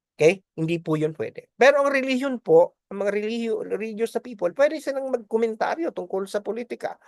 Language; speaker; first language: Filipino; non-native, local second language; Bikol